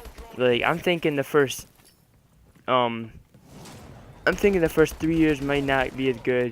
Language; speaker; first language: English; native; English